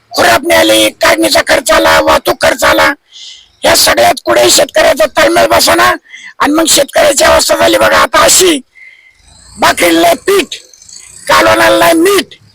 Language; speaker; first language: Marathi; native; Marathi